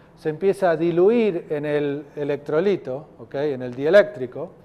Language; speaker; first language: Spanish; native; Spanish